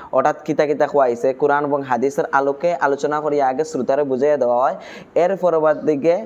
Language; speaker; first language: Bangla; non-native, local second language; Sylheti